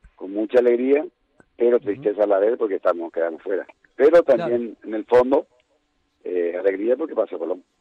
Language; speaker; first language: Spanish; native; Spanish